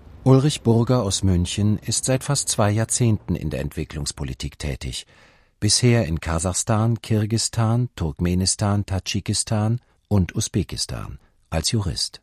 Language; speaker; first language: German; native; German